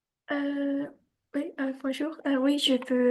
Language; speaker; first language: French; non-native, learner; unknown